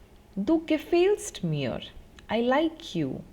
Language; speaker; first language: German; non-native, fluent; Hindi